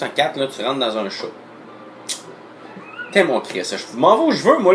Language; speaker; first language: French; native; French